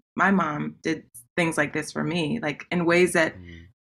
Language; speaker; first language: English; native; English